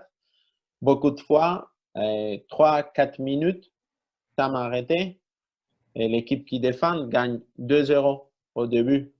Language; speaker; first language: French; non-native, fluent; Spanish